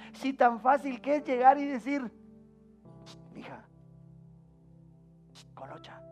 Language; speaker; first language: Spanish; native; Spanish